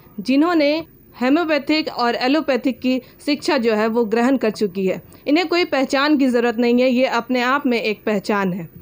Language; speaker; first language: Hindi; native; Hindi